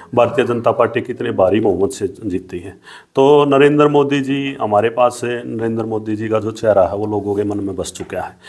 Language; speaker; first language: Hindi; native; Hindi